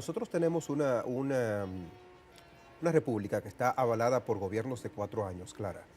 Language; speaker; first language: Spanish; native; Spanish